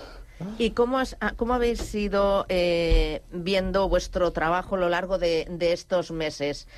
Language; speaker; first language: Spanish; non-native, local second language; Catalan